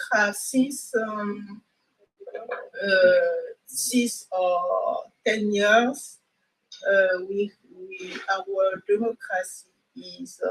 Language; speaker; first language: English; non-native, local second language; French